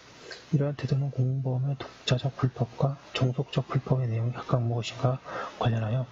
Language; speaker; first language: Korean; native; Korean